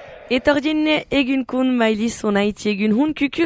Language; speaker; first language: Basque; native; Basque